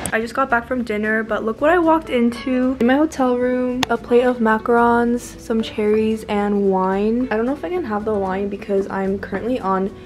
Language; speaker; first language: English; native; English